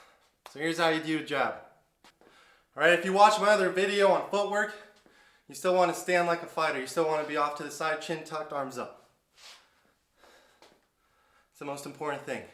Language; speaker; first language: English; native; English